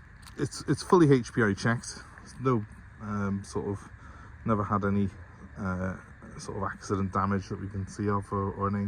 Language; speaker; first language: English; native; English